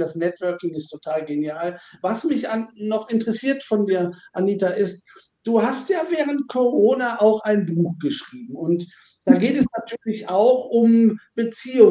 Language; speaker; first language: German; native; German